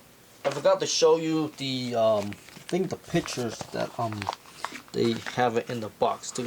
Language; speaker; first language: English; non-native, fluent; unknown